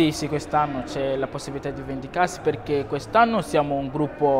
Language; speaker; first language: Italian; non-native, learner; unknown